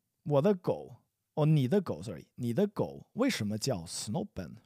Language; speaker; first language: Chinese; non-native, fluent; English